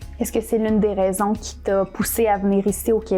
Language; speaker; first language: French; native; French